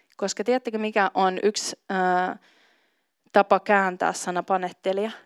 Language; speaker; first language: Finnish; native; Finnish